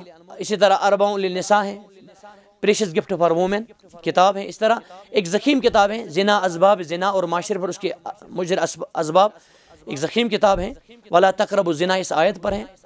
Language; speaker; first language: Hindi; non-native, local second language; Kashmiri